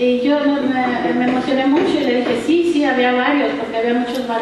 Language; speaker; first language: Spanish; native; Spanish